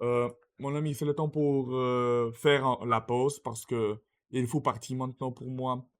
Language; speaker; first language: French; non-native, learner; Russian